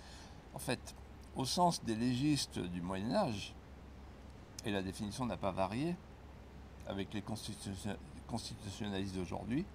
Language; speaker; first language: French; native; French